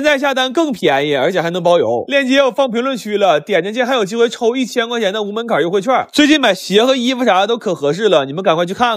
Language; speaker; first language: Chinese; native; Chinese